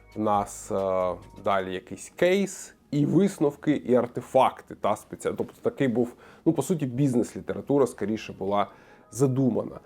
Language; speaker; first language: Ukrainian; non-native, local second language; Russian